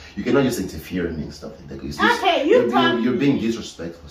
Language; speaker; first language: English; native; English